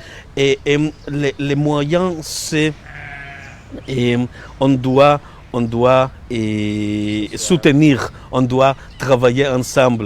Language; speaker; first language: French; non-native, learner; Hebrew